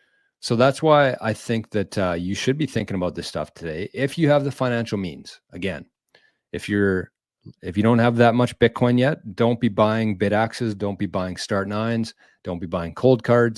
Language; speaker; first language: English; native; English